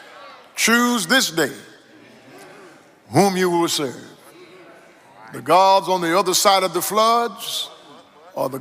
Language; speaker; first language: English; native; English